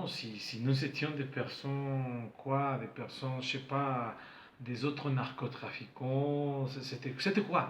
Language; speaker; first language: French; non-native, fluent; Spanish